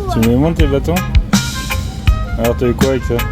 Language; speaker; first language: French; native; French